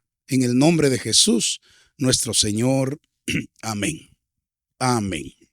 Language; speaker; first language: Spanish; native; Spanish